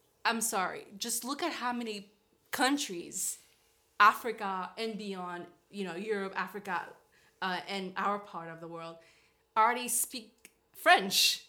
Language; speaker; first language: English; non-native, fluent; Haitian Creole